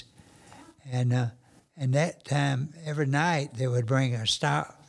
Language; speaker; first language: English; native; English